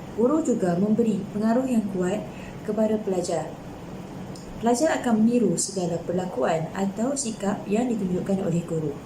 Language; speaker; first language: Malay; native; Malay